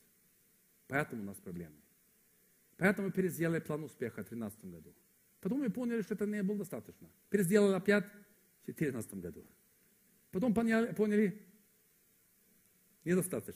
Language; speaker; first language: Russian; non-native, fluent; Swedish